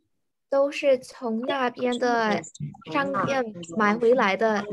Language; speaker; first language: Chinese; non-native, learner; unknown